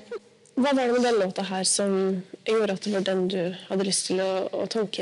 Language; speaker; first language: Norwegian; native; Norwegian